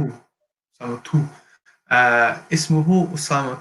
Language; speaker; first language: Arabic; non-native, learner; English